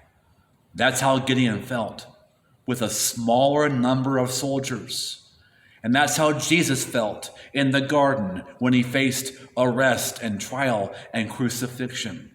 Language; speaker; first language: English; native; English